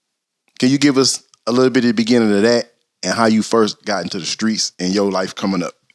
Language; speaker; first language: English; native; English